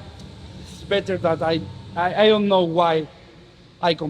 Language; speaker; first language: English; non-native, learner; Spanish